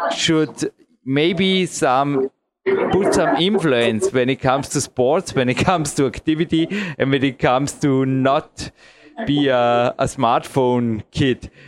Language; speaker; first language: English; non-native, fluent; German